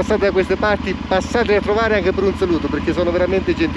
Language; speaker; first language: Italian; native; Italian